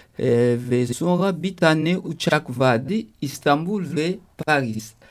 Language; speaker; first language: Turkish; non-native, learner; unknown